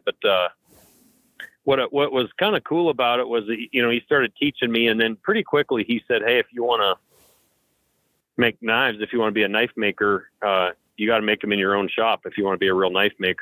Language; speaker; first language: English; native; English